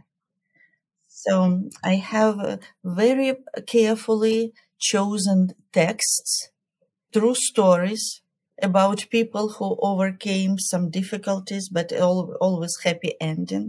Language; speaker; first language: English; non-native, fluent; Ukrainian